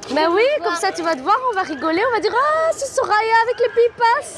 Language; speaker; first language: French; early bilingual, other home language; Arabic